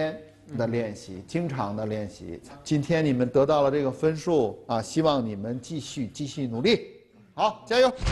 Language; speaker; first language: Chinese; native; Chinese